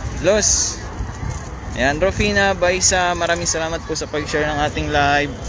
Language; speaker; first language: Filipino; non-native, local second language; Cebuano